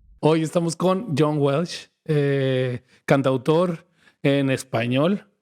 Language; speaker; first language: Spanish; native; Spanish